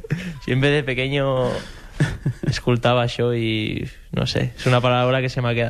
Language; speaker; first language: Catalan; non-native, local second language; Spanish